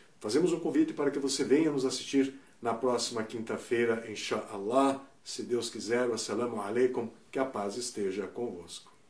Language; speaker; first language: Portuguese; native; Portuguese